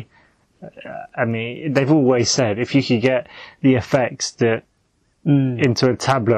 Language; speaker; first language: English; native; English